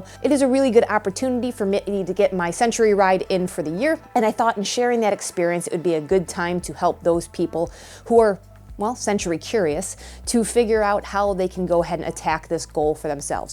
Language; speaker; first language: English; native; English